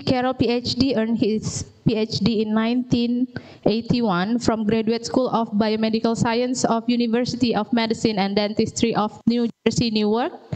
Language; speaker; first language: English; non-native, fluent; Indonesian